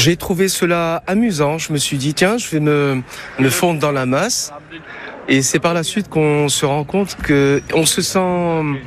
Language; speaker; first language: French; non-native, local second language; Arabic